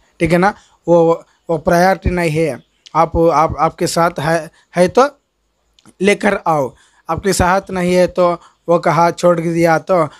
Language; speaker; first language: Hindi; non-native, local second language; Telugu